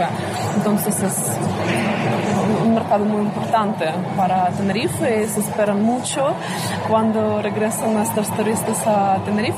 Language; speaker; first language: Spanish; non-native, learner; Russian